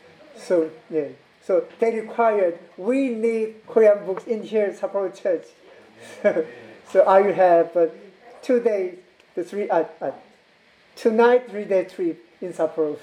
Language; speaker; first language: English; non-native, fluent; Korean